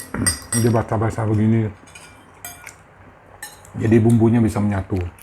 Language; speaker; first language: Indonesian; native; Indonesian